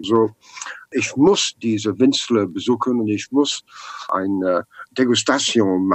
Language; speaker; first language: German; non-native, learner; English